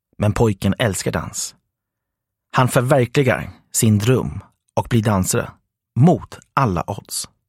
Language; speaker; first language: Swedish; non-native, fluent; English